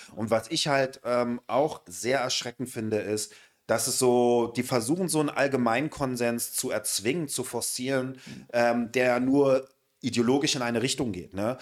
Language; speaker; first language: German; native; German